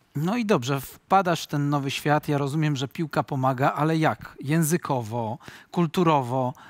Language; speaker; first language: Polish; native; Polish